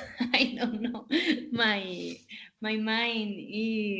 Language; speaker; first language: English; non-native, learner; Spanish